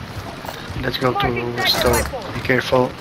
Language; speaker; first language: English; non-native, learner; Spanish